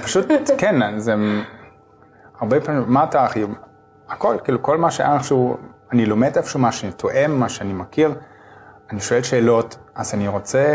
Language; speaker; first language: Hebrew; non-native, fluent; German